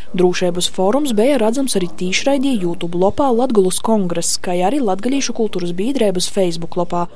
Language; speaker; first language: Latvian; native; Latvian